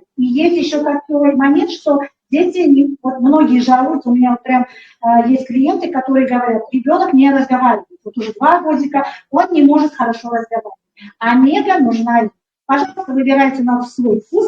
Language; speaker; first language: Russian; non-native, local second language; Uzbek